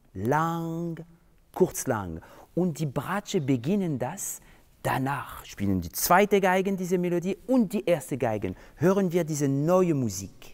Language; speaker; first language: German; non-native, fluent; French